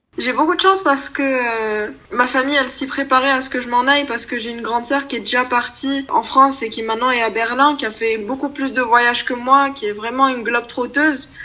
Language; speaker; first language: French; non-native, local second language; Arabic